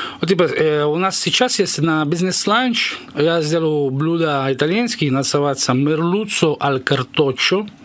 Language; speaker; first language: Russian; non-native, learner; Italian